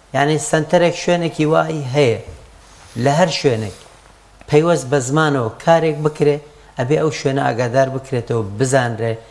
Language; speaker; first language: Central Kurdish; non-native, local second language; Gurani